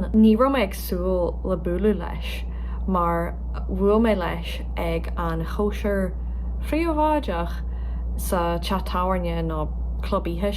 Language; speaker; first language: Irish; non-native, local second language; English